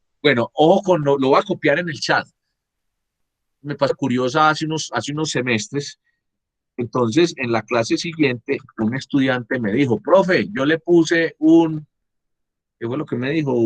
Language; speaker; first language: Spanish; native; Spanish